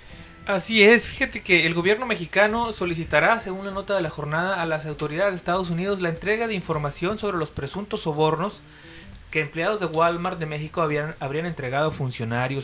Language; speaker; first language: Spanish; native; Spanish